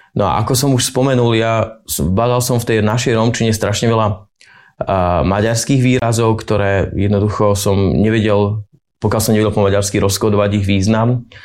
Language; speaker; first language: Slovak; native; Slovak